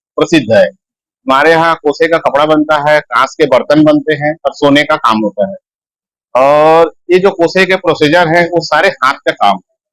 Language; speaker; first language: Hindi; native; Hindi